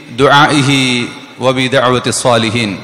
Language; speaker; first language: Arabic; non-native, fluent; Malayalam